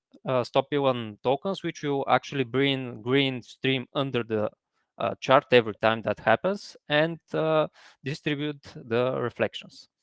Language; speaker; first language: English; non-native, fluent; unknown